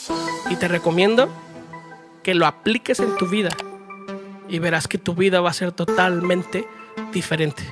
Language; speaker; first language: Spanish; native; Spanish